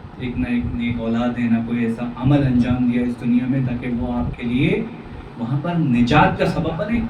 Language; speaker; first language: Urdu; native; Urdu